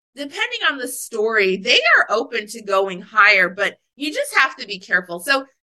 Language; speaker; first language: English; native; English